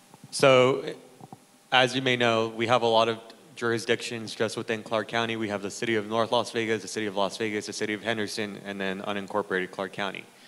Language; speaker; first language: English; early bilingual, other home language; Spanish